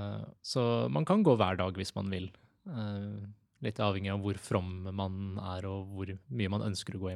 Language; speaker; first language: Norwegian; native; Norwegian